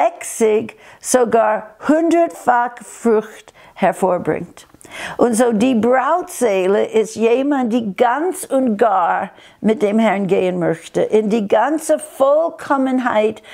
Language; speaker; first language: German; non-native, fluent; English